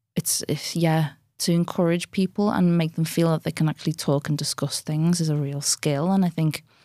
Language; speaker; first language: English; native; English